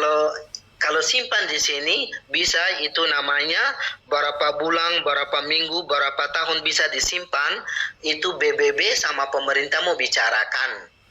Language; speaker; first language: Indonesian; non-native, learner; Rohingya